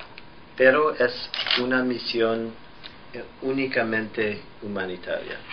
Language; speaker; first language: Spanish; non-native, fluent; English